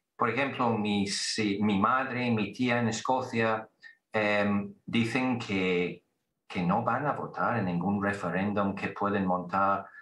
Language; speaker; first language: Spanish; non-native, fluent; English